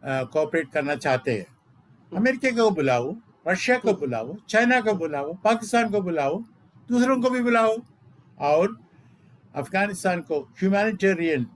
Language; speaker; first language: Hindi; non-native, local second language; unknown